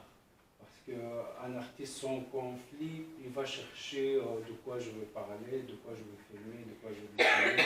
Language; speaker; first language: French; non-native, fluent; Arabic